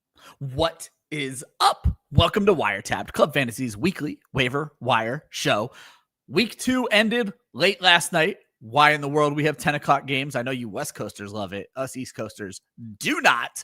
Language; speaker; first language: English; native; English